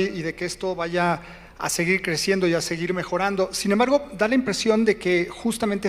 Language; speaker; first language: Spanish; native; Spanish